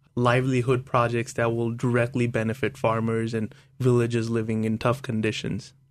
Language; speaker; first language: English; non-native, local second language; Hindi